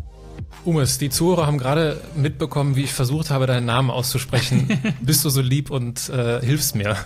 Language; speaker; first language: German; native; German